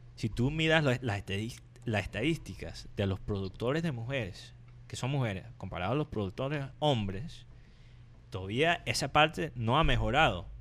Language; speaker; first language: Spanish; non-native, fluent; English